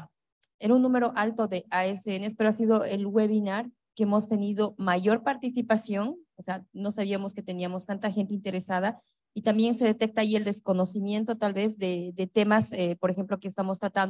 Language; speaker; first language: Spanish; native; Spanish